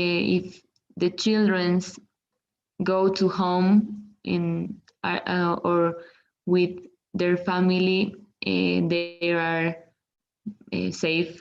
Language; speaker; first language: English; non-native, learner; Spanish